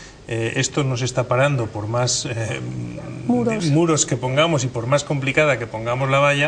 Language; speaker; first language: Spanish; native; Spanish